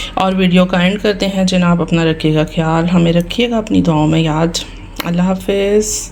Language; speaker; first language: Urdu; native; Urdu